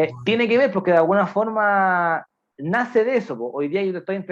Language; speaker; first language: Spanish; native; Spanish